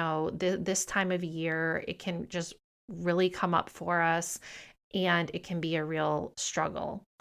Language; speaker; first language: English; native; English